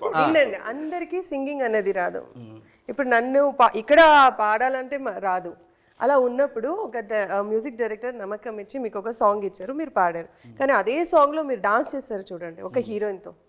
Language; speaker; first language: Telugu; non-native, fluent; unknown